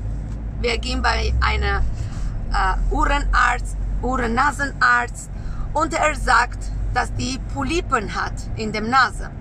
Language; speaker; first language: German; non-native, learner; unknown